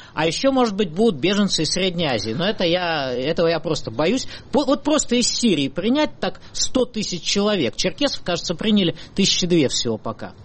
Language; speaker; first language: Russian; native; Russian